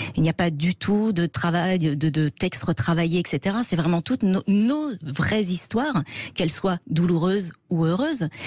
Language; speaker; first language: French; native; French